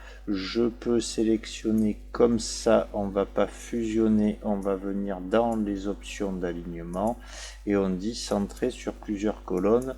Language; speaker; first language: French; native; French